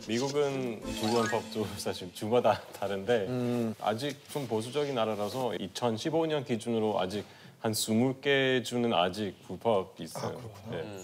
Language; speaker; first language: Korean; non-native, fluent; English